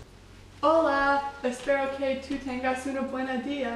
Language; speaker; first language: Spanish; non-native, learner; English